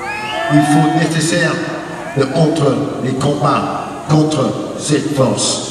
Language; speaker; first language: French; non-native, learner; English